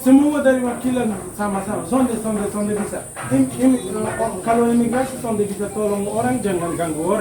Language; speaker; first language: Indonesian; non-native, learner; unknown